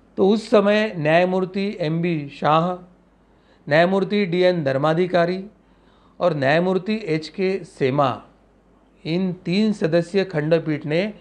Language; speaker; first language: Hindi; non-native, local second language; Marathi